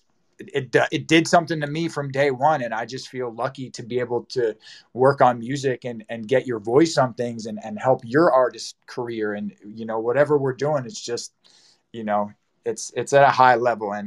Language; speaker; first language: English; native; English